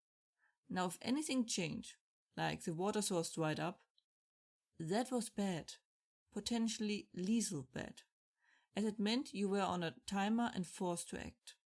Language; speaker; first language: English; non-native, fluent; German